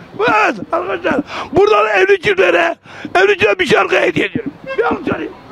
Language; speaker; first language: Turkish; native; Turkish